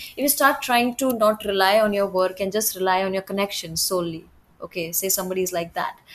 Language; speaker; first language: English; non-native, local second language; Hindi